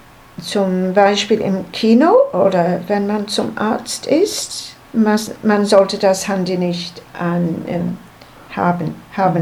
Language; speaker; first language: German; non-native, learner; English